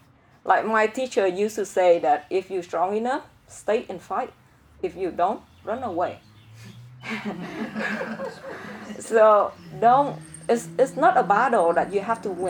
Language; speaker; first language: English; non-native, fluent; Vietnamese